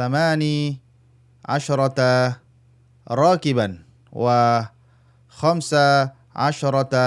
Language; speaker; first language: Arabic; non-native, fluent; Indonesian